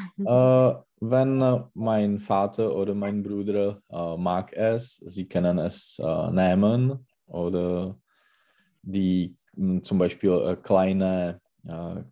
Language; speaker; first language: German; non-native, learner; Czech